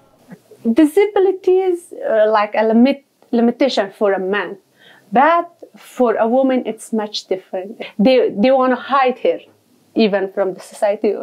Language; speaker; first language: English; non-native, local second language; Persian